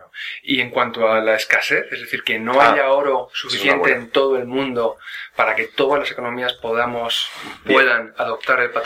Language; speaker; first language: Spanish; native; Spanish